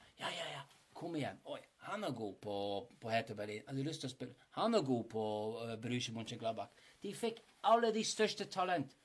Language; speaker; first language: Norwegian; non-native, fluent; English